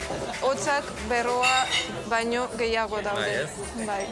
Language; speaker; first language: Basque; non-native, learner; Russian